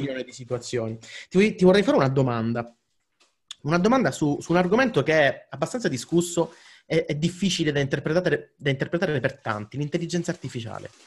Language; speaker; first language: Italian; native; Italian